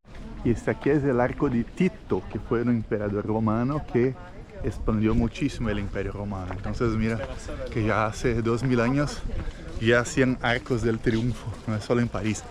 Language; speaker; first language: Spanish; non-native, fluent; Portuguese